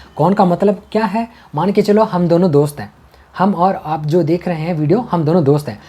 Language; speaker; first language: Hindi; non-native, local second language; Tamil